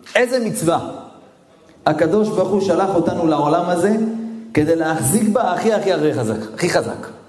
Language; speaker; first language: Hebrew; native; Hebrew